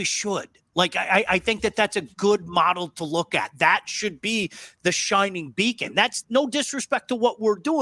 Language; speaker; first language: English; native; English